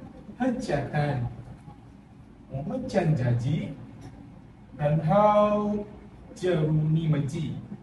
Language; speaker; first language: Chinese; non-native, learner; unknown